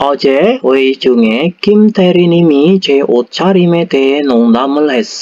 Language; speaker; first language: Korean; non-native, learner; Indonesian